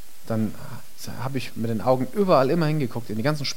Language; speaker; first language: German; native; German